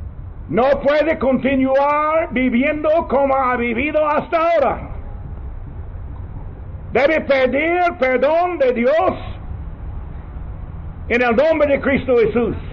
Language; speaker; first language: Spanish; non-native, learner; English